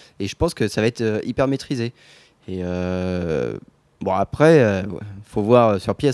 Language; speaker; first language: French; native; French